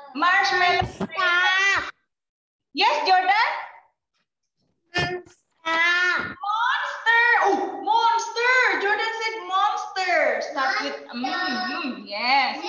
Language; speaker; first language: English; non-native, learner; Indonesian